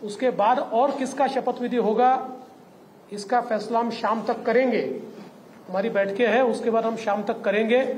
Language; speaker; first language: Hindi; non-native, local second language; Marathi